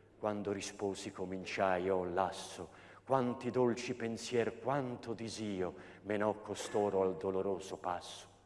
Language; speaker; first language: Italian; native; Italian